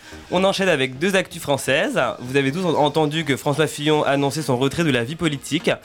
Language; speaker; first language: French; native; French